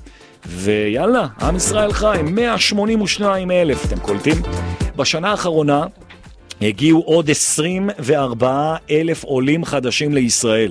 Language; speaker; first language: Hebrew; native; Hebrew